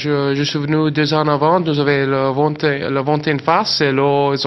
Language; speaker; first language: French; non-native, learner; English